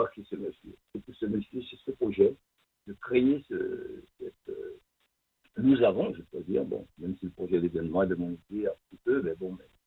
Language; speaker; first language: French; native; French